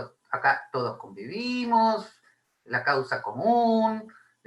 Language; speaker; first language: Spanish; native; Spanish